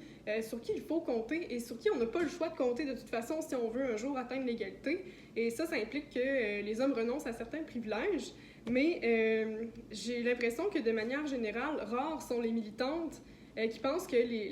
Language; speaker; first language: French; native; French